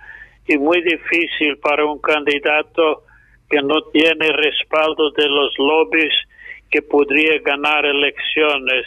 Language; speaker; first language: Spanish; non-native, fluent; English